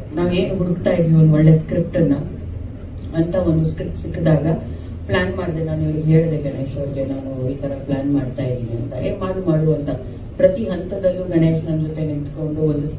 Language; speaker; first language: Kannada; non-native, local second language; Tulu